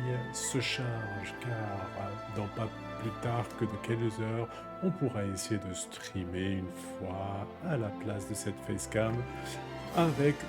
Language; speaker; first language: French; native; French